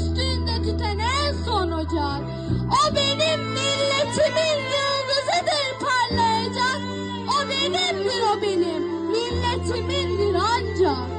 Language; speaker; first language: Turkish; native; Turkish